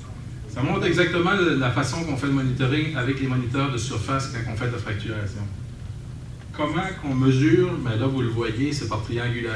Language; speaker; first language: French; native; French